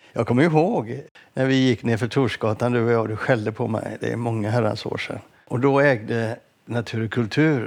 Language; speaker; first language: Swedish; native; Swedish